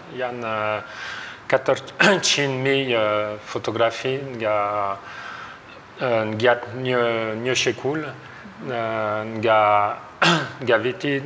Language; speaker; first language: Albanian; non-native, learner; French